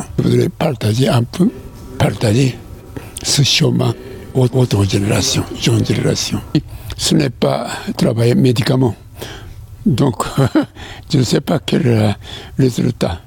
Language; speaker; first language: French; non-native, learner; Japanese